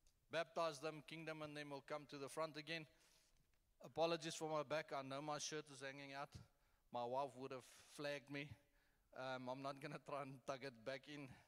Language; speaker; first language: English; non-native, local second language; Afrikaans